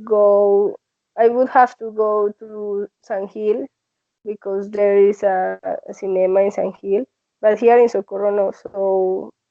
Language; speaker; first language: English; non-native, learner; Spanish